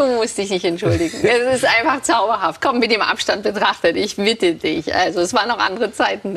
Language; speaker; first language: German; native; German